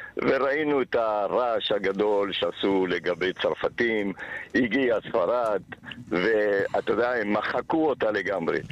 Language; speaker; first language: Hebrew; non-native, fluent; Spanish